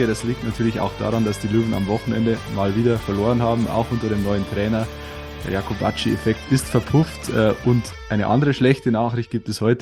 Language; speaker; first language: German; native; German